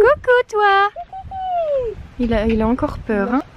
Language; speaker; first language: French; native; French